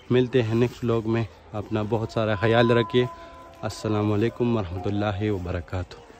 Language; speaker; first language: Urdu; non-native, local second language; Pashto